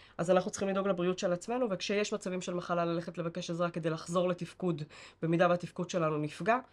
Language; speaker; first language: Hebrew; native; Hebrew